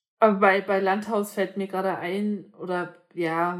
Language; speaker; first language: German; native; German